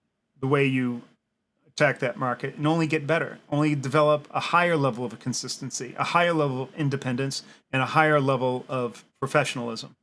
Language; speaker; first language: English; native; English